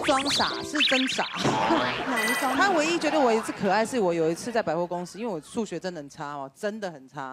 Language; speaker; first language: Chinese; native; Chinese